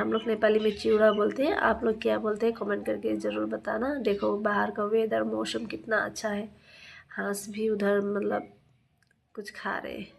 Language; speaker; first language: Hindi; non-native, local second language; Nepali